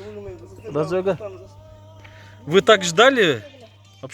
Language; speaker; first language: Russian; non-native, local second language; Kyrgyz